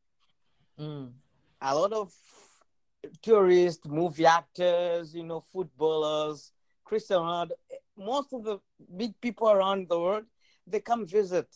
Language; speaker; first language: English; non-native, local second language; Swahili